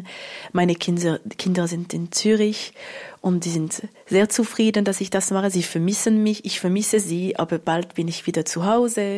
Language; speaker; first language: German; non-native, local second language; French